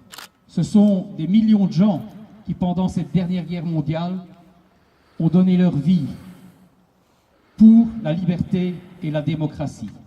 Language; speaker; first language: French; native; French